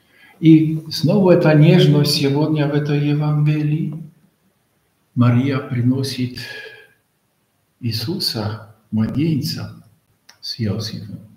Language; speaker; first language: Russian; non-native, fluent; Polish